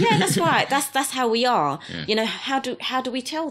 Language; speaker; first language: English; native; English